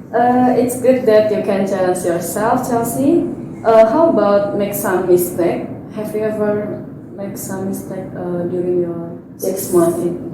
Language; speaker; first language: English; non-native, learner; Indonesian